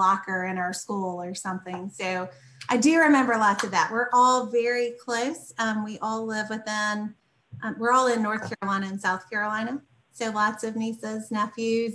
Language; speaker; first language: English; native; English